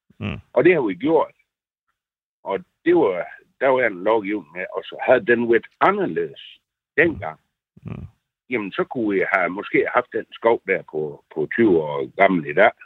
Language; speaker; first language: Danish; native; Danish